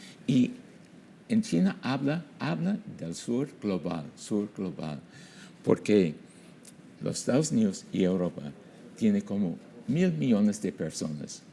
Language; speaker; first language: Spanish; non-native, fluent; English